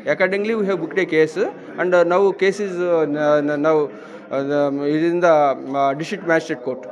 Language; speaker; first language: English; non-native, local second language; Telugu